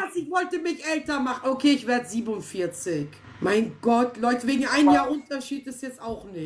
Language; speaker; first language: German; native; German